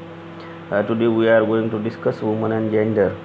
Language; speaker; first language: English; non-native, local second language; Marathi